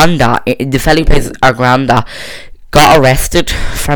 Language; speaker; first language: English; native; English